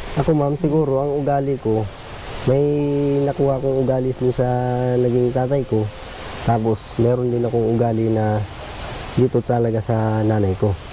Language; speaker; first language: Filipino; native; Filipino